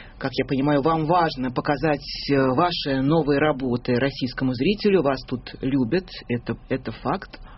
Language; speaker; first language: Russian; native; Russian